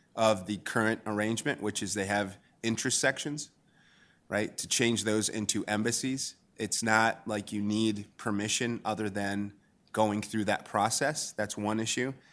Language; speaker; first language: English; non-native, fluent; Spanish